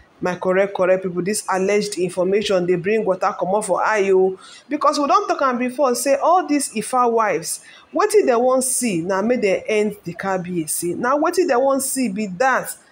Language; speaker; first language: Nigerian Pidgin; non-native, local second language; Yoruba